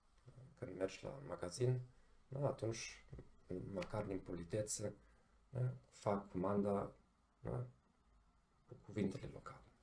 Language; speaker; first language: Romanian; non-native, fluent; German